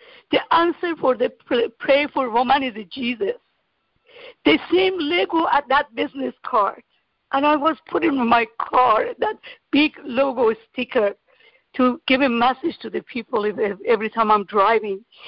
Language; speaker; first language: English; non-native, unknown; Persian